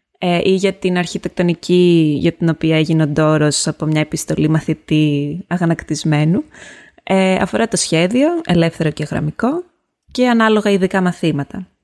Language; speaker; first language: Greek; native; Greek